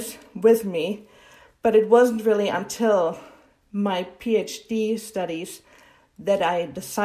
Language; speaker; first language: English; non-native, fluent; German